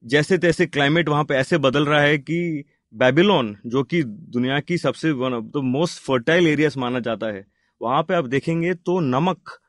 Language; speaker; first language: Hindi; non-native, local second language; Telugu